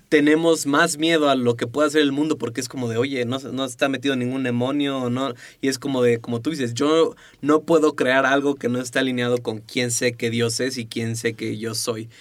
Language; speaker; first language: Spanish; native; Spanish